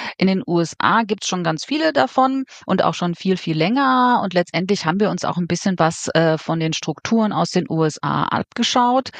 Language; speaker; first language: German; native; German